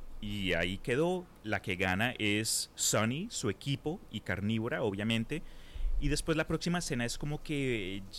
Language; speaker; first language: Spanish; early bilingual, heritage; Spanish